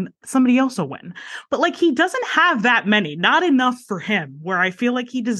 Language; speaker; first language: English; native; English